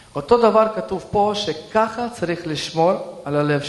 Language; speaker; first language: Hebrew; early bilingual, other home language; Russian